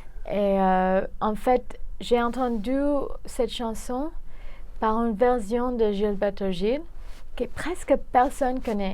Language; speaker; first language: French; non-native, fluent; English